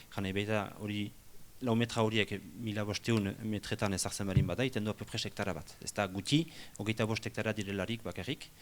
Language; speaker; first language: Basque; native; Basque